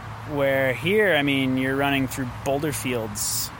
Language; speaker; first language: English; native; English